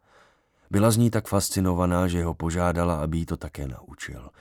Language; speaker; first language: Czech; native; Czech